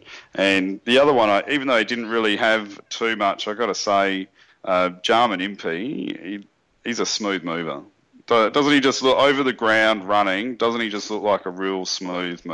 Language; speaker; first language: English; native; English